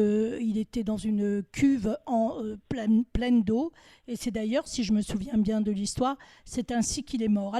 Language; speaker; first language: French; native; French